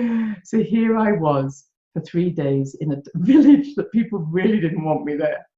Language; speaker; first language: English; native; English